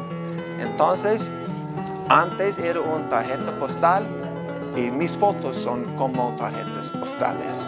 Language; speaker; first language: Spanish; non-native, learner; English